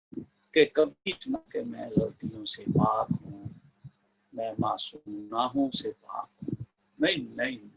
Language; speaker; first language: Urdu; native; Urdu